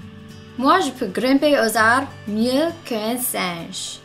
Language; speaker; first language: French; non-native, learner; English